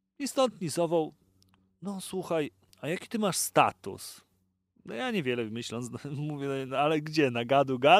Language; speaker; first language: Polish; native; Polish